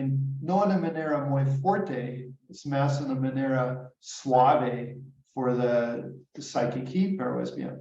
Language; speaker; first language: Spanish; non-native, learner; English